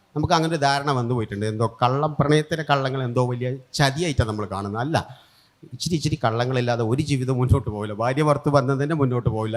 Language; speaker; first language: Malayalam; native; Malayalam